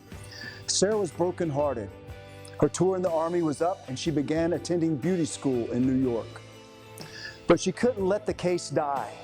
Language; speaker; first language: English; native; English